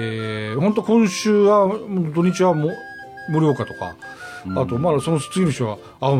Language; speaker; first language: Japanese; native; Japanese